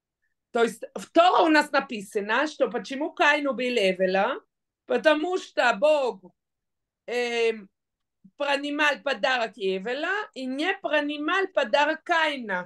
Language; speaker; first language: Russian; non-native, fluent; Hebrew